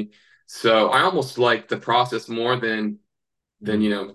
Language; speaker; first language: English; native; English